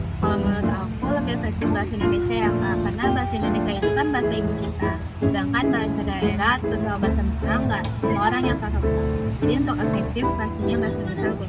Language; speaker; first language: Indonesian; non-native, local second language; Minangkabau